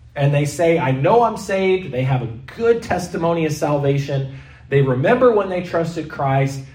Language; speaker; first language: English; native; English